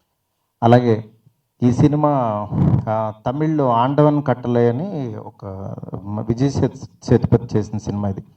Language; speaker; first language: Telugu; native; Telugu